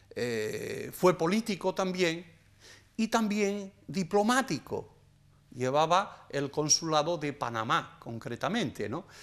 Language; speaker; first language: Spanish; native; Spanish